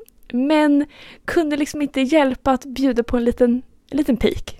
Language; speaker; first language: Swedish; native; Swedish